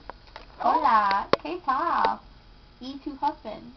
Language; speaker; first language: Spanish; non-native, learner; English